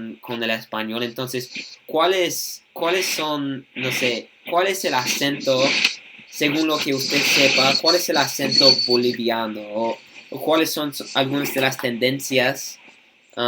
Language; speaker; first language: Spanish; non-native, fluent; English